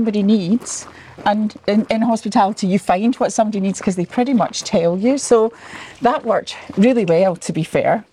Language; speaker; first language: English; native; English